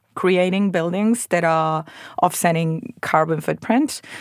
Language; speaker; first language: English; non-native, fluent; Spanish